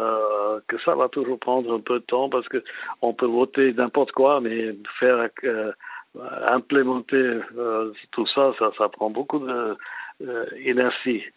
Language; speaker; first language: French; non-native, fluent; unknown